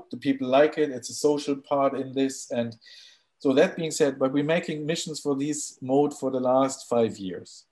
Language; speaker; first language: English; non-native, fluent; German